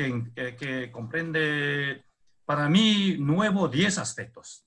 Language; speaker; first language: Spanish; non-native, fluent; Chinese